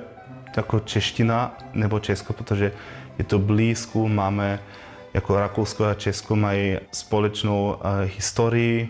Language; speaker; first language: Czech; non-native, fluent; Croatian